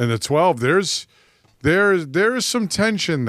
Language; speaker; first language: English; native; English